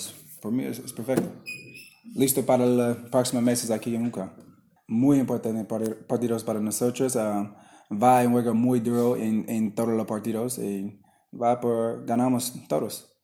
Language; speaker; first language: Spanish; non-native, learner; English